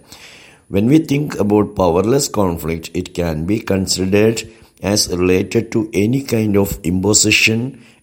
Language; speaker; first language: English; non-native, local second language; Malayalam